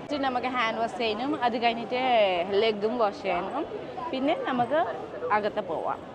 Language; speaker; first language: Malayalam; non-native, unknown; Nepali